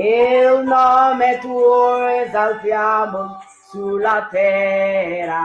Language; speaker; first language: Italian; non-native, fluent; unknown